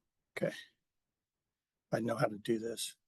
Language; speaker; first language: English; native; English